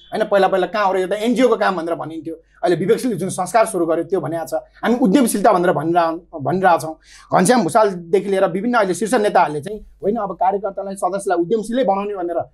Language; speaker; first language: Nepali; native; Nepali